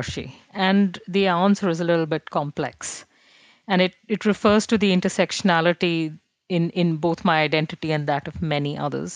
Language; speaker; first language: English; non-native, local second language; Hindi